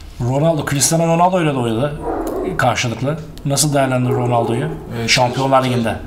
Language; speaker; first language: Turkish; native; Turkish